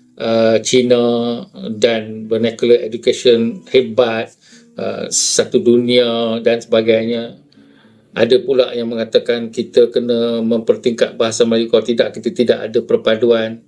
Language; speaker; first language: Malay; native; Malay